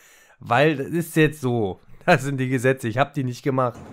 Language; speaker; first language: German; native; German